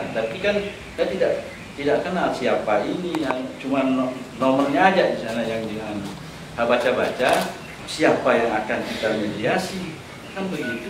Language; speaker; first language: Indonesian; non-native, local second language; Sasak